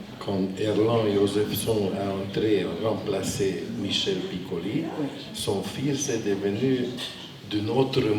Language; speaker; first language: French; non-native, fluent; Hungarian